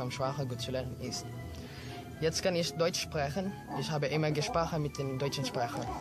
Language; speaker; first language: German; non-native, learner; Filipino